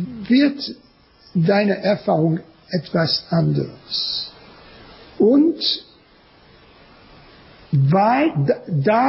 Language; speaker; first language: German; non-native, learner; French